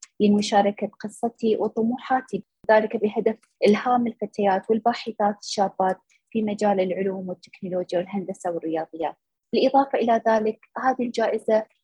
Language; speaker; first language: Arabic; native; Arabic